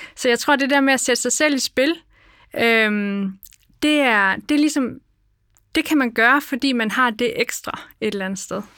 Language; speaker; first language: Danish; native; Danish